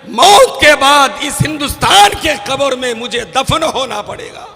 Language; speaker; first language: Hindi; non-native, local second language; Bangla